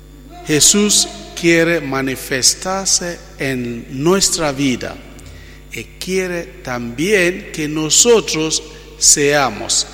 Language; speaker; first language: Spanish; non-native, fluent; Italian